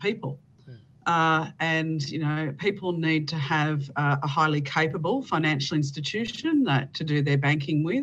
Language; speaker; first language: English; native; English